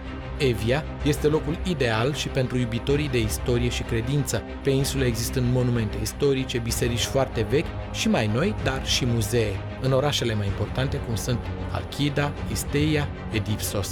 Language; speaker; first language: Romanian; native; Romanian